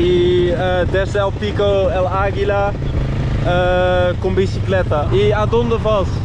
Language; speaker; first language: Spanish; non-native, learner; Dutch